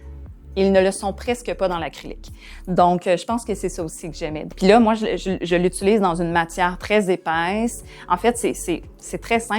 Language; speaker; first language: French; native; French